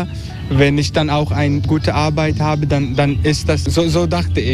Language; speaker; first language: German; non-native, learner; Turkish